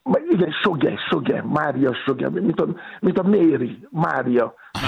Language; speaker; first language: Hungarian; non-native, fluent; Yoruba